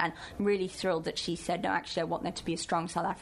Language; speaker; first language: English; native; English